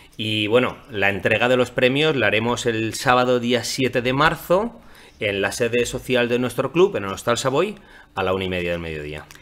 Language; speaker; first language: Spanish; non-native, local second language; Catalan